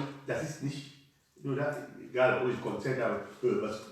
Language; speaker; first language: German; non-native, learner; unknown